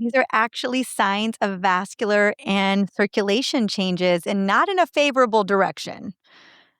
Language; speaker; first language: English; native; English